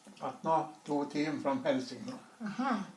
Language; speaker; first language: English; non-native, learner; Swedish